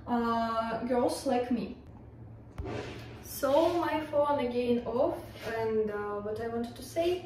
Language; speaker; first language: English; non-native, learner; Russian